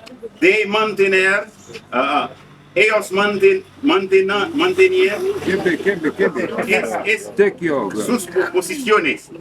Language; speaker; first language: Spanish; non-native, learner; Haitian Creole